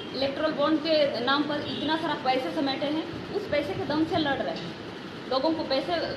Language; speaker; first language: Hindi; non-native, local second language; Santali